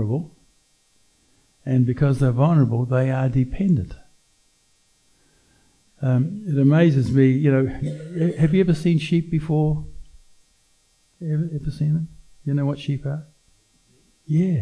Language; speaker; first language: English; native; English